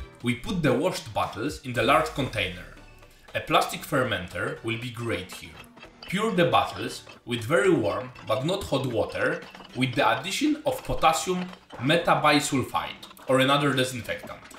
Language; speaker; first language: English; non-native, fluent; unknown